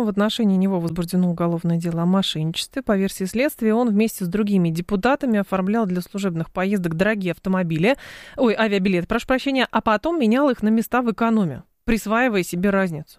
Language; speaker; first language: Russian; native; Russian